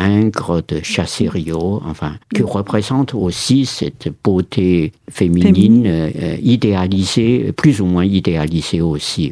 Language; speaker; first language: French; non-native, fluent; Chinese